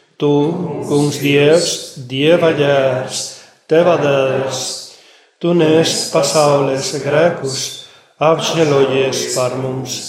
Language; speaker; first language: Latvian; non-native, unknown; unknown